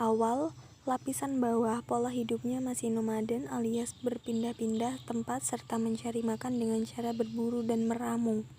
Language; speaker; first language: Indonesian; native; Indonesian